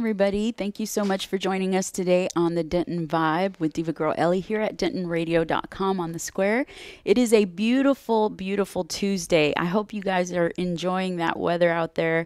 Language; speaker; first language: English; native; English